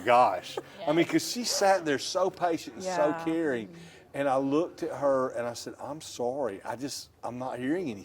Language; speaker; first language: English; native; English